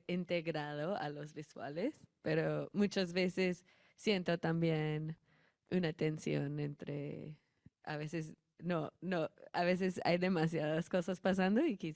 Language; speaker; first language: Spanish; non-native, fluent; English